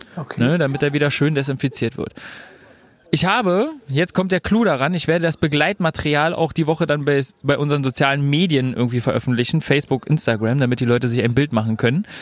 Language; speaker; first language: German; native; German